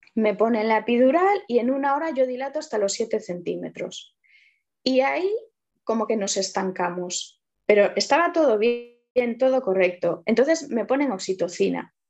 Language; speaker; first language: Spanish; native; Spanish